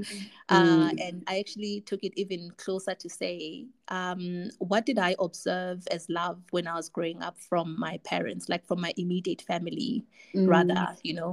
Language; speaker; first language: English; non-native, local second language; Zulu